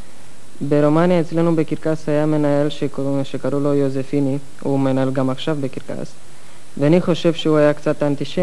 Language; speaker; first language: Hebrew; non-native, fluent; Romanian